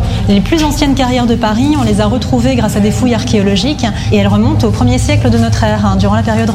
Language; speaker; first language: French; native; French